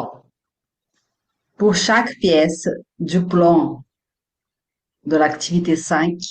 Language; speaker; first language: French; non-native, fluent; Portuguese